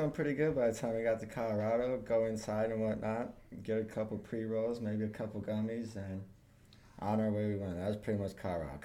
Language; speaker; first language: English; native; English